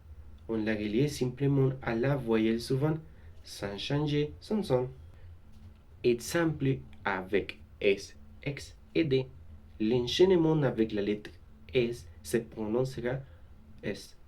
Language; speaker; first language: French; non-native, learner; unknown